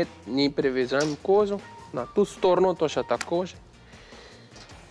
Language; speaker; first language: Russian; non-native, learner; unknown